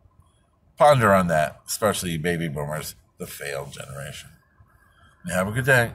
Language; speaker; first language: English; native; English